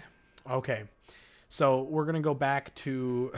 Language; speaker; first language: English; native; English